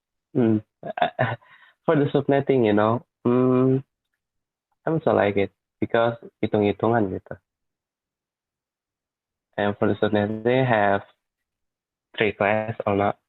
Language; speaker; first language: English; non-native, learner; Indonesian